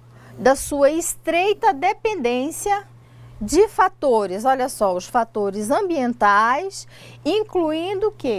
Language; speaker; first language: Portuguese; native; Portuguese